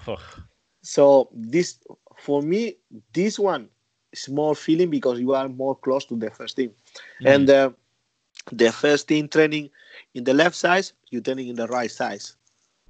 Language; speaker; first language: English; non-native, learner; Spanish